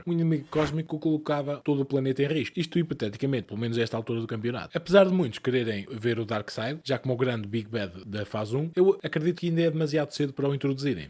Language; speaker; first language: Portuguese; native; Portuguese